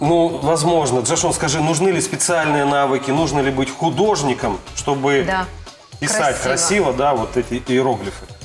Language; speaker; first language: Russian; native; Russian